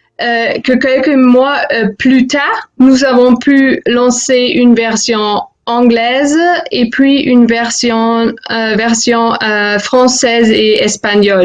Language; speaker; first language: French; non-native, fluent; German